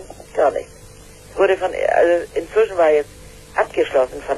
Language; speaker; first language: German; native; German